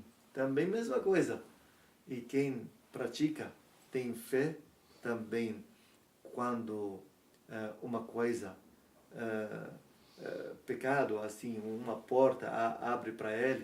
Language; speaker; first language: Portuguese; non-native, learner; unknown